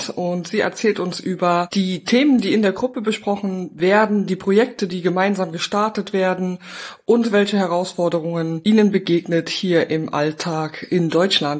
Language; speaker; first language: German; native; German